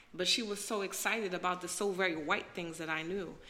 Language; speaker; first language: English; native; English